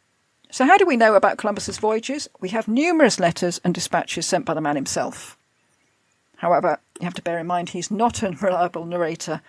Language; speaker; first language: English; native; English